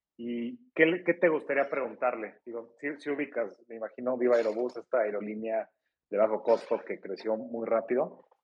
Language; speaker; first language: Spanish; native; Spanish